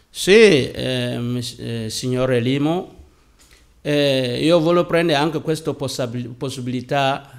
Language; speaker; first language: Italian; non-native, learner; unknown